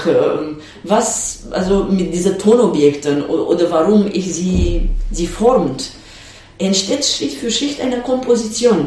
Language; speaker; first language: German; non-native, fluent; Romanian